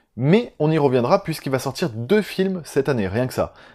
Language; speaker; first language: French; native; French